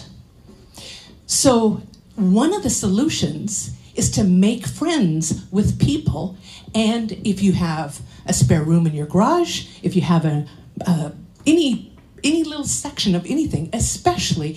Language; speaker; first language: English; native; English